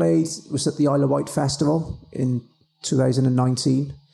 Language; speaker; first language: English; native; English